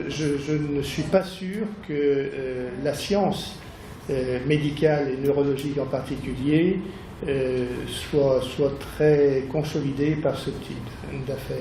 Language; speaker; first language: French; native; French